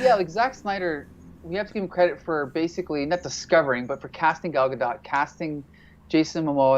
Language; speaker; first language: English; native; English